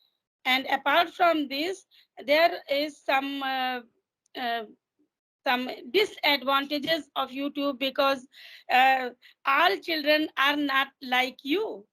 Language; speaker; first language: English; non-native, fluent; Hindi